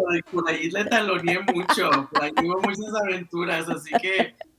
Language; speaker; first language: Spanish; early bilingual, other home language; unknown